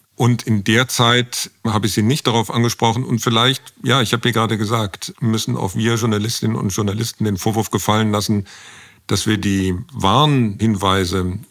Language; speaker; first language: German; native; German